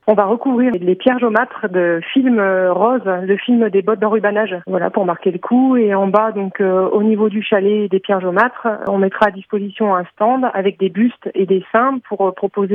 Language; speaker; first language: French; native; French